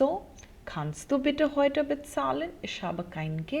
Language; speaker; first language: German; non-native, fluent; Hindi